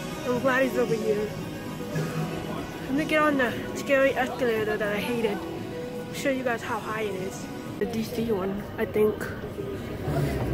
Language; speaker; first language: English; early bilingual, other home language; Thai